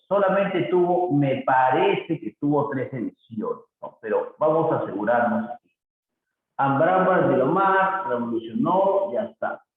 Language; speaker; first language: Spanish; native; Spanish